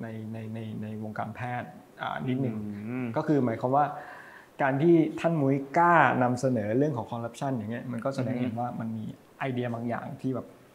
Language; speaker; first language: Thai; native; Thai